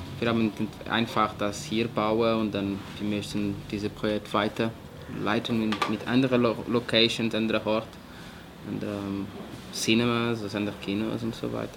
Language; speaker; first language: German; non-native, fluent; Portuguese